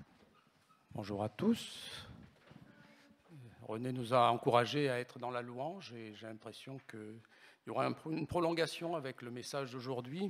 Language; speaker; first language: French; native; French